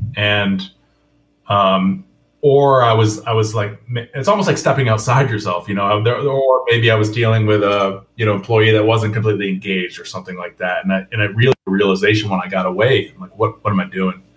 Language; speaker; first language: English; native; English